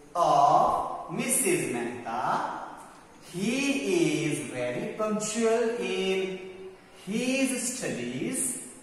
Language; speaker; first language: English; non-native, local second language; Gujarati